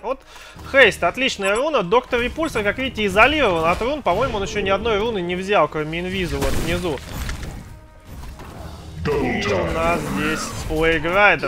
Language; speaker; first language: Russian; native; Russian